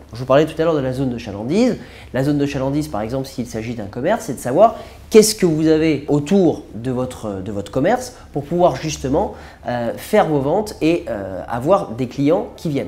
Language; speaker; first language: French; native; French